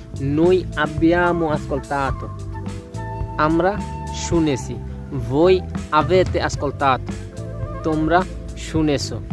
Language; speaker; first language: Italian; non-native, fluent; Bangla